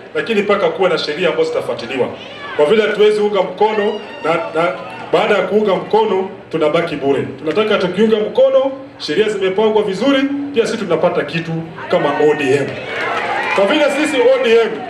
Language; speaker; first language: Swahili; non-native, local second language; Luyia